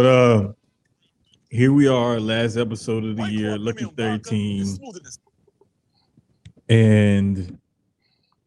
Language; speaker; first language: English; native; English